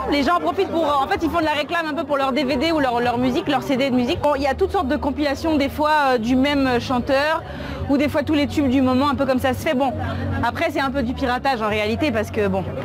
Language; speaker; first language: French; native; French